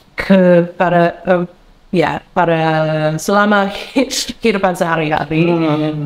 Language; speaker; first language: Indonesian; non-native, learner; English